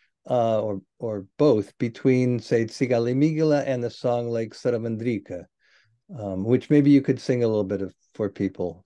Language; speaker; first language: English; native; English